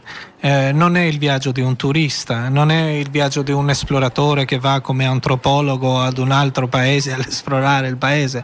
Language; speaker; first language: Italian; non-native, fluent; Albanian